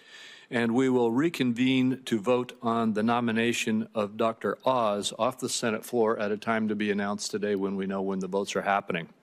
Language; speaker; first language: English; native; English